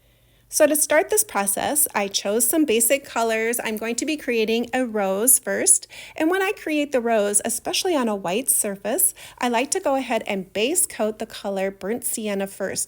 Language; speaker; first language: English; native; English